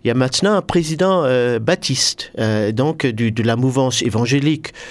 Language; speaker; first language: French; native; French